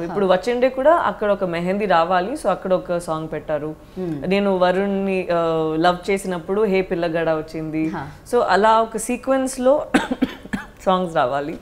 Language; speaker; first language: Telugu; non-native, learner; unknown